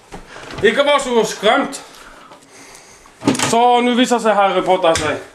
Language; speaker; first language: Norwegian; non-native, learner; Swedish